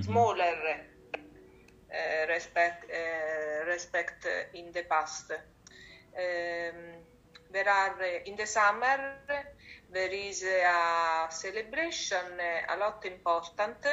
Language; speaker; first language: English; non-native, learner; Italian